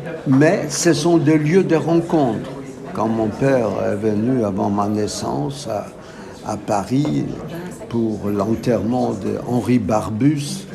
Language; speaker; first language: French; non-native, fluent; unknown